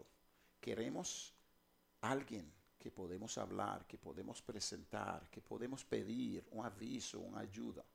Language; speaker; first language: Spanish; non-native, fluent; English